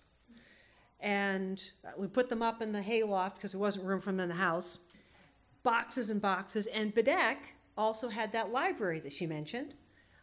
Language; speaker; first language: English; native; English